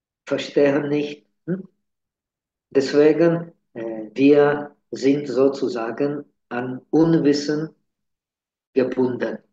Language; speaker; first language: German; non-native, fluent; Czech